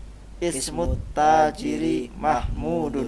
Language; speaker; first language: Arabic; non-native, learner; Indonesian